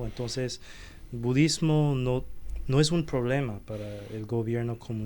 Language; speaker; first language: Spanish; non-native, fluent; Chinese